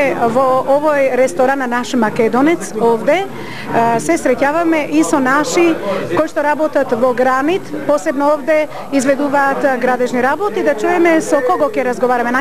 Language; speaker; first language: Macedonian; native; Macedonian